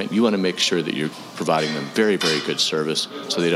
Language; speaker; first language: English; native; English